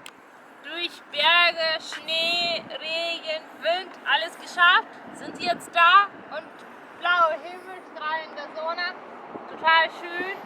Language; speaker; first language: German; non-native, fluent; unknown